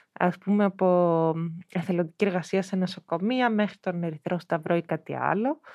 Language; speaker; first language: Greek; early bilingual, heritage; Greek